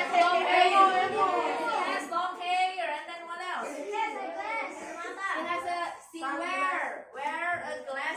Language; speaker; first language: English; non-native, learner; Indonesian